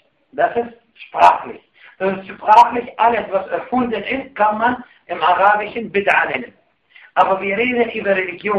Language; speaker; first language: German; non-native, fluent; Arabic